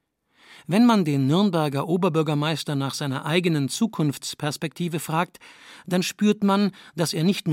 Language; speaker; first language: German; native; German